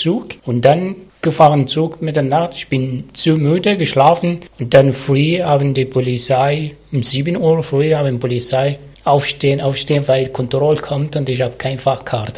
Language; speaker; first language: German; non-native, learner; Arabic